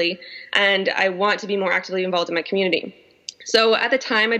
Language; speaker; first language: English; native; English